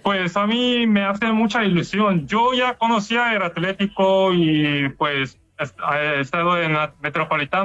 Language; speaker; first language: Spanish; non-native, learner; Korean